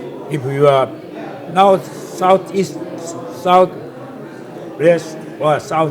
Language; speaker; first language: English; non-native, learner; Korean